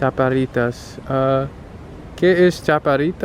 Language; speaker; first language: Spanish; non-native, learner; English